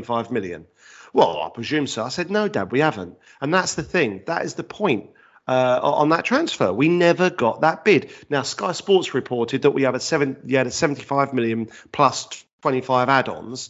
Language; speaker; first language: English; native; English